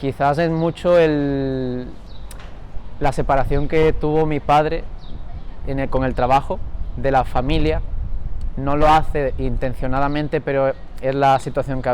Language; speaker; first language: Spanish; early bilingual, other home language; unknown